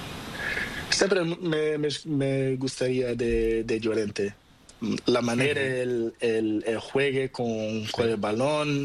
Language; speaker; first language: Spanish; non-native, learner; Portuguese